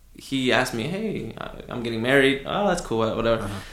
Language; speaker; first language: English; early bilingual, other home language; Spanish